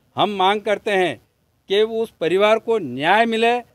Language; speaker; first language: Hindi; native; Hindi